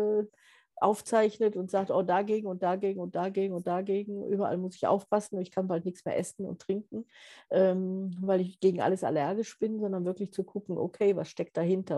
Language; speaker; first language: German; native; German